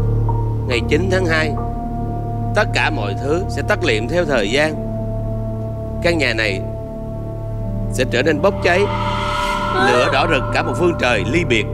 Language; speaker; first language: Vietnamese; native; Vietnamese